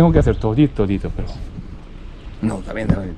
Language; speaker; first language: Spanish; non-native, learner; Japanese